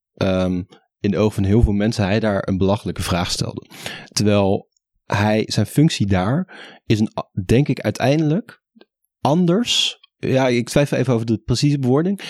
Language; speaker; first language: Dutch; native; Dutch